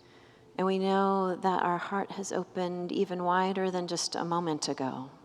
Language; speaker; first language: English; native; English